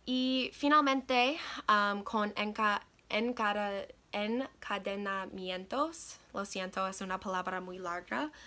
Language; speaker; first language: Spanish; non-native, learner; English